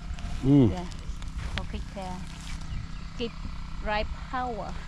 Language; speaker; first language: English; non-native, local second language; Khmer